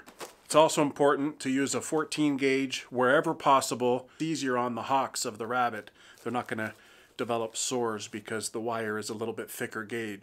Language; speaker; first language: English; native; English